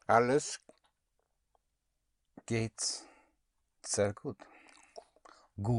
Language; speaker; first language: German; non-native, learner; English